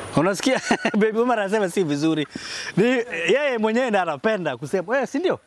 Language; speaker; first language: Swahili; native; Swahili